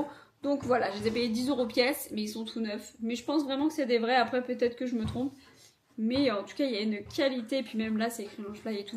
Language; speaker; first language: French; native; French